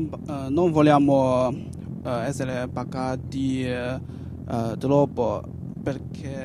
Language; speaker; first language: Italian; non-native, learner; Chinese